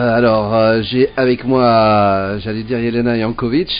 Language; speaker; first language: French; non-native, local second language; Arabic